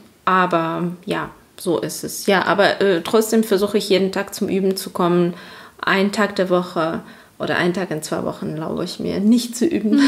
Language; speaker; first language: German; non-native, fluent; Azerbaijani